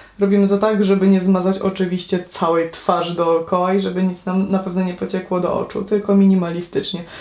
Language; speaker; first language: Polish; native; Polish